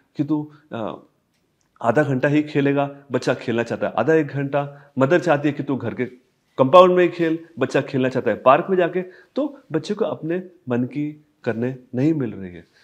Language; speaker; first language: Hindi; native; Hindi